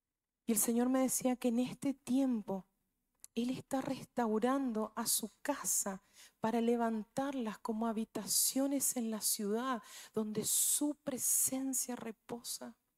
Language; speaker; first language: Spanish; native; Spanish